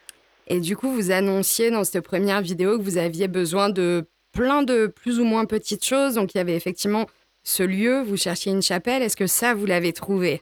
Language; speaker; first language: French; native; French